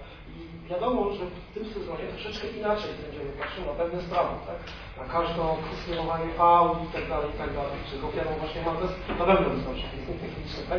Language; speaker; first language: Polish; native; Polish